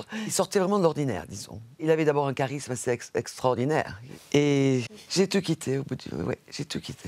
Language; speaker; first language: French; native; French